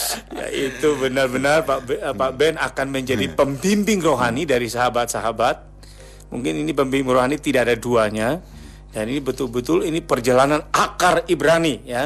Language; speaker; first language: Indonesian; native; Indonesian